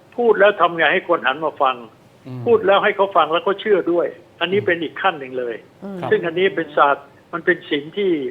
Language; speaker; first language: Thai; native; Thai